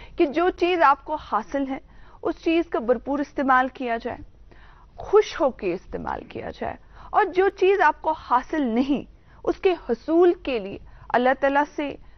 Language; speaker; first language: Hindi; non-native, local second language; Kashmiri